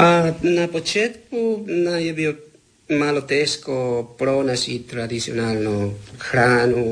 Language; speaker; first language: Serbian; non-native, learner; Spanish